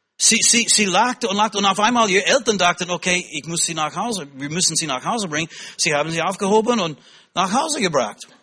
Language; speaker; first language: German; non-native, fluent; English